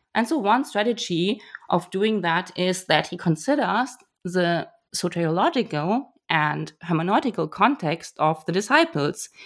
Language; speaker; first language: English; non-native, fluent; German